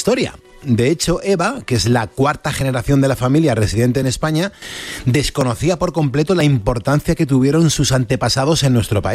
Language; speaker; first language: Spanish; native; Spanish